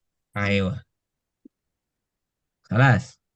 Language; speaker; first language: Arabic; non-native, fluent; Indonesian